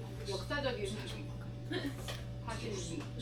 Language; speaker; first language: Korean; non-native, learner; Japanese